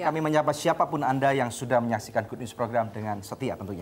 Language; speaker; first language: Indonesian; native; Indonesian